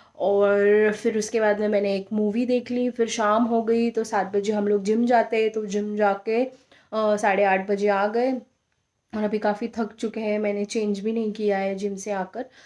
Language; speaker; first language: Hindi; native; Hindi